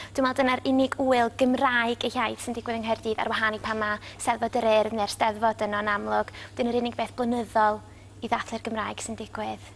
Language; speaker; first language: Welsh; native; Welsh